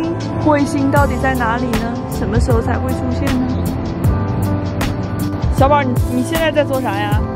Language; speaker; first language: Chinese; native; Chinese